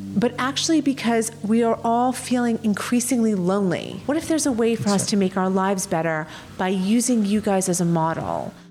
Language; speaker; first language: English; native; English